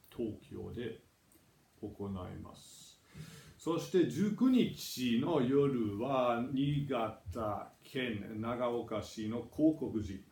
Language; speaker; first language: Japanese; non-native, fluent; German